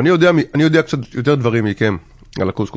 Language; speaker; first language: Hebrew; native; Hebrew